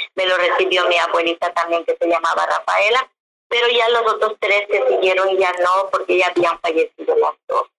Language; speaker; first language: Spanish; non-native, local second language; Yucateco